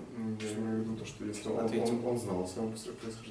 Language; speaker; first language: Russian; native; Russian